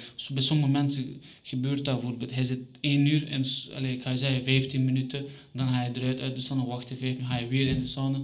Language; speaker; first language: Dutch; non-native, fluent; Chechen